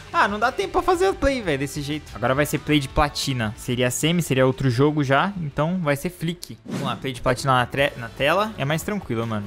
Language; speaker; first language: Portuguese; native; Portuguese